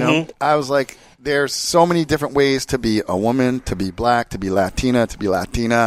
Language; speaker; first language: English; native; English